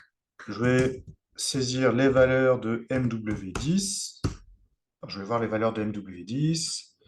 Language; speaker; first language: French; native; French